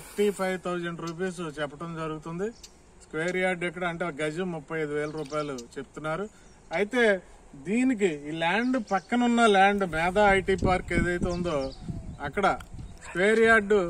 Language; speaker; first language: Telugu; native; Telugu